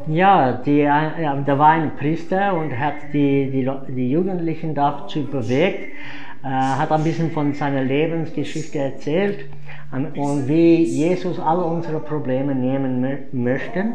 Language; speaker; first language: German; non-native, fluent; English